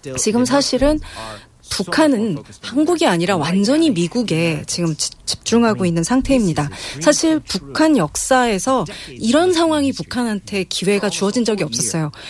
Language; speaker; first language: Korean; non-native, fluent; English